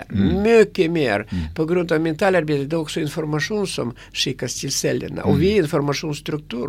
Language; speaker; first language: Swedish; non-native, fluent; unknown